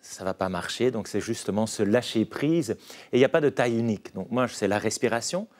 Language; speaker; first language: French; native; French